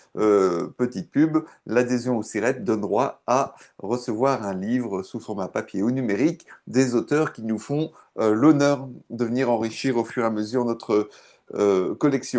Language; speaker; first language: French; native; French